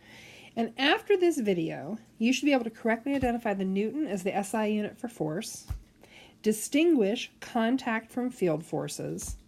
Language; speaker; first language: English; native; English